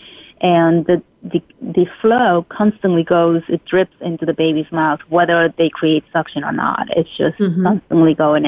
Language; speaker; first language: English; non-native, fluent; Spanish